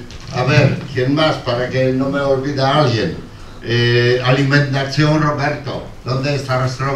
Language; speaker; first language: Spanish; non-native, learner; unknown